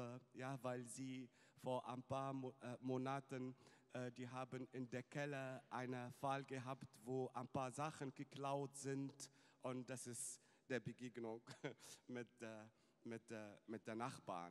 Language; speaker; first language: German; non-native, fluent; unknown